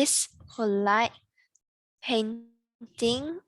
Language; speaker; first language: English; non-native, learner; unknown